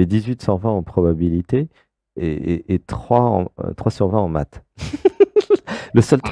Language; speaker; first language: French; native; French